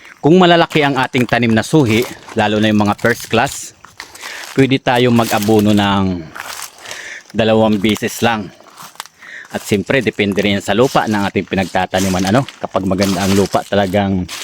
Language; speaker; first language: Filipino; non-native, local second language; Bikol